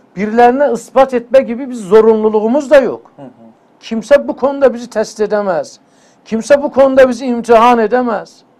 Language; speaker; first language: Turkish; native; Turkish